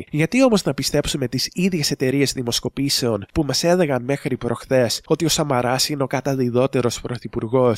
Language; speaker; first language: Greek; native; Greek